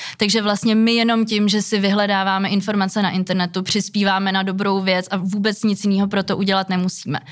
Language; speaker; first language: Czech; native; Czech